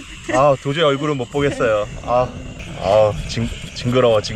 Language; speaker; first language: Korean; native; Korean